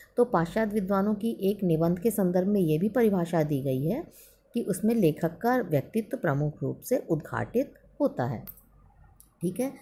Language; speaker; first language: Hindi; native; Hindi